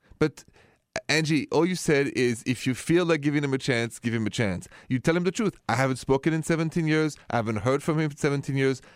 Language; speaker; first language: English; non-native, fluent; French